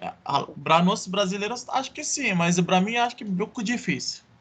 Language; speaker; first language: Portuguese; non-native, learner; Arabic